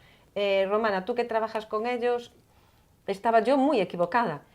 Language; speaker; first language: Spanish; native; Spanish